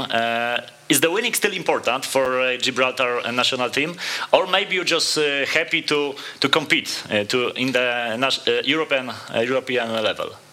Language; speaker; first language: English; non-native, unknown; Polish